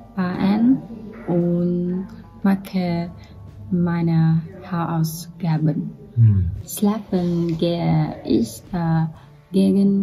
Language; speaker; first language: German; non-native, learner; Vietnamese